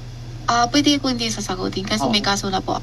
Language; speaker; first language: Filipino; non-native, learner; Chinese